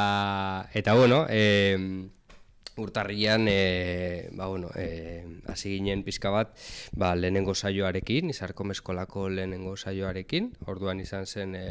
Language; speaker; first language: Basque; native; Basque